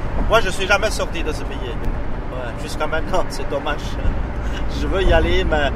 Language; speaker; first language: French; non-native, fluent; Chinese